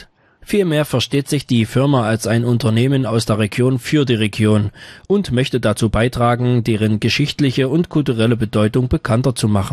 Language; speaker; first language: German; native; German